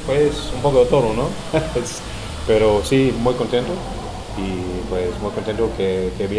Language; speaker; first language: Spanish; non-native, fluent; English